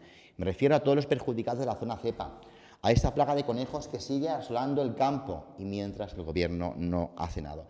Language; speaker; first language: Spanish; native; Spanish